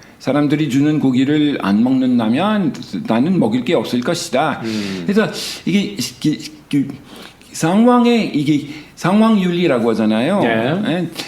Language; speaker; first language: Korean; non-native, fluent; French